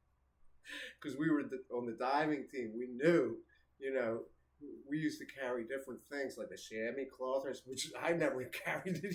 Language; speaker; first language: English; native; English